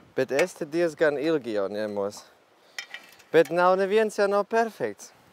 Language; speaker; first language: Latvian; non-native, fluent; German